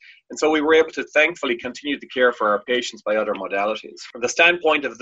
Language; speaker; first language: English; native; English